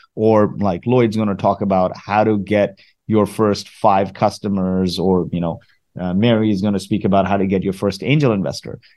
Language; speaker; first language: English; early bilingual, other home language; Arabic